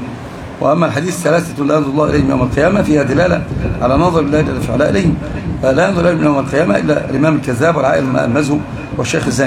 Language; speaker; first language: Arabic; native; Arabic